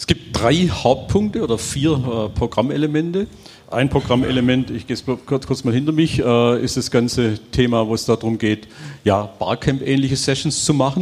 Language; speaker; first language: German; native; German